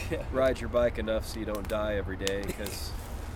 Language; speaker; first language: English; native; English